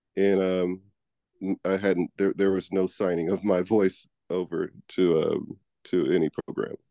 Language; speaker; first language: English; native; English